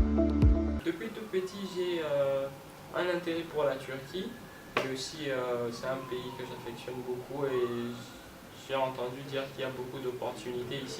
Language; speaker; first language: French; non-native, local second language; Lingala